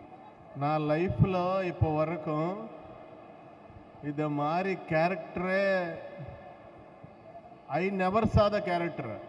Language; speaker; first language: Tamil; non-native, learner; Telugu